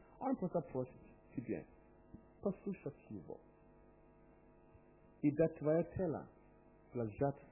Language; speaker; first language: Russian; non-native, learner; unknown